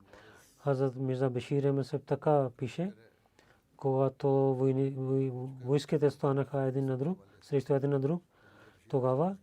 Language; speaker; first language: Bulgarian; non-native, learner; Urdu